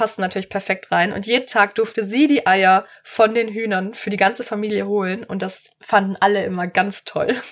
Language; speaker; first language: German; native; German